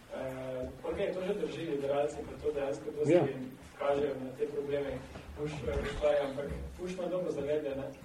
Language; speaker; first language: Slovenian; native; Slovenian